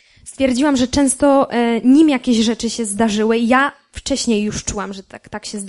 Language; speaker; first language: Polish; native; Polish